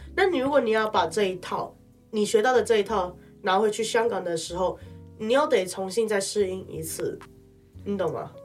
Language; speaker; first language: Chinese; non-native, local second language; Cantonese